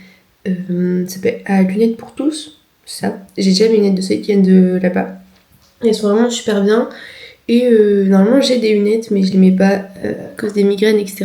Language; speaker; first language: French; native; French